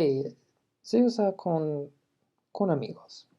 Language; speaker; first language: Spanish; non-native, fluent; English